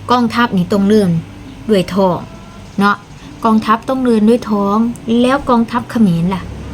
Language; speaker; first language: Thai; non-native, local second language; Lao